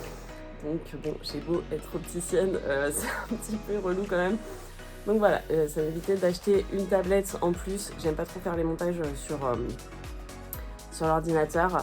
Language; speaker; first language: French; native; French